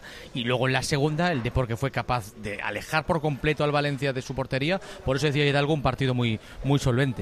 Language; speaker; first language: Spanish; native; Spanish